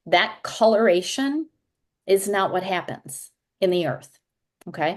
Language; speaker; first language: English; native; English